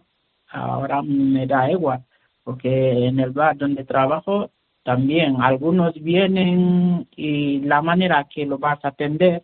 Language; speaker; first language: Spanish; non-native, learner; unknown